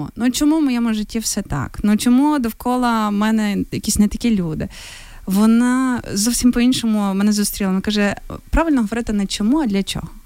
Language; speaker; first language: Ukrainian; native; Ukrainian